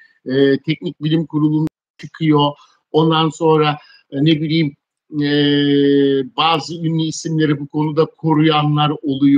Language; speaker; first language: Turkish; native; Turkish